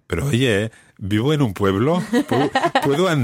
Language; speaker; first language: Spanish; non-native, fluent; English